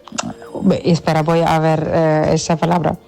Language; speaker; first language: Spanish; non-native, fluent; Ukrainian